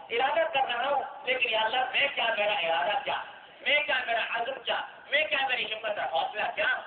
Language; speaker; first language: Urdu; non-native, local second language; Pashto